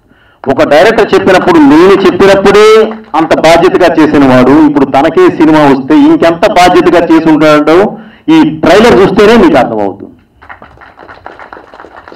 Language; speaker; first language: Telugu; native; Telugu